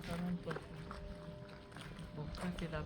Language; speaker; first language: French; non-native, local second language; Malagasy